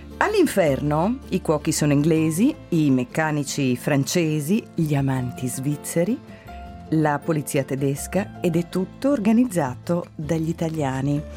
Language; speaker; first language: Italian; native; Italian